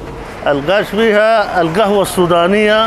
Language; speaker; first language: Arabic; native; Arabic